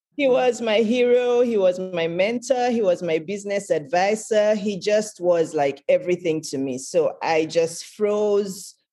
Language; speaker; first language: English; non-native, local second language; Yoruba